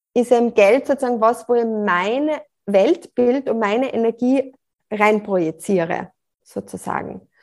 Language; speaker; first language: German; native; German